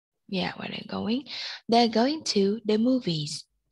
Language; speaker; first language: English; non-native, fluent; Vietnamese